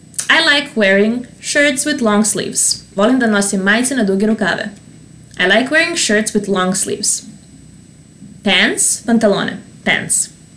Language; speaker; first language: English; non-native, fluent; Serbian